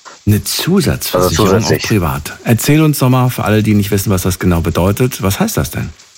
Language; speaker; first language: German; native; German